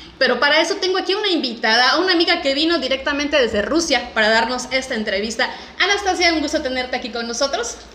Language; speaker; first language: Spanish; native; Spanish